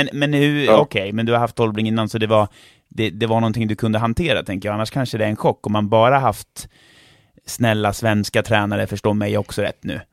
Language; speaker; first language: Swedish; native; Swedish